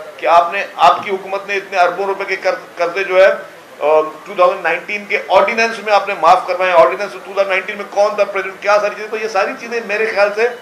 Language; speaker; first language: Urdu; non-native, local second language; Sindhi